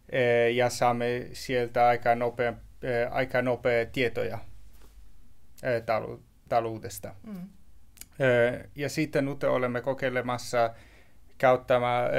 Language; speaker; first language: Finnish; non-native, learner; Italian